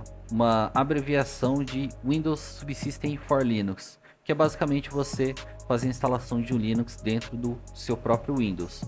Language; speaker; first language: Portuguese; native; Portuguese